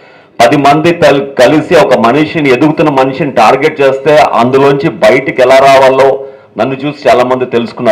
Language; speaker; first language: Telugu; native; Telugu